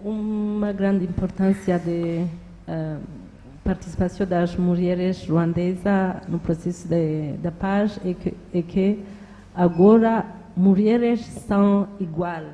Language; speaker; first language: Portuguese; non-native, learner; Kinyarwanda